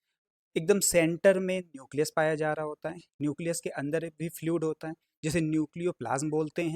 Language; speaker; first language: Hindi; native; Hindi